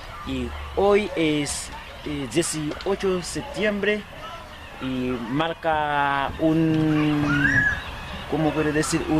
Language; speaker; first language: Spanish; non-native, learner; Haitian Creole